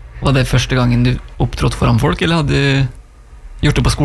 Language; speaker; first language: Norwegian; native; Norwegian